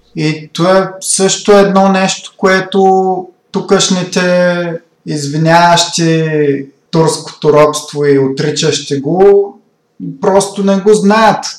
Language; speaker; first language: Bulgarian; native; Bulgarian